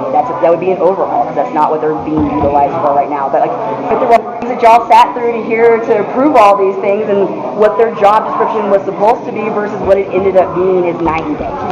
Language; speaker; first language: English; native; English